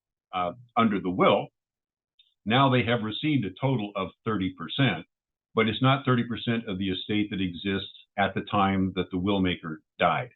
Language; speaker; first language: English; native; English